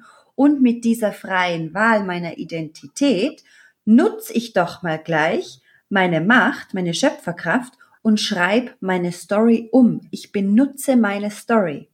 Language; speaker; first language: German; native; German